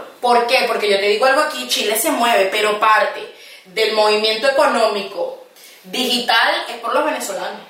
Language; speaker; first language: Spanish; native; Spanish